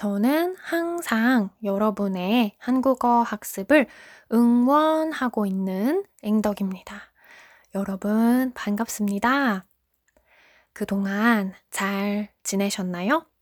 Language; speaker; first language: Korean; non-native, fluent; Japanese